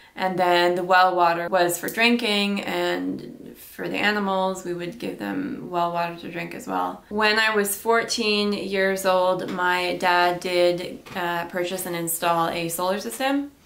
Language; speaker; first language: English; native; English